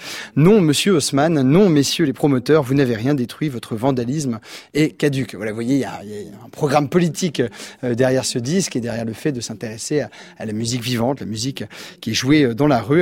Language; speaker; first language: French; native; French